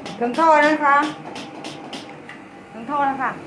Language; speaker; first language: Thai; native; Thai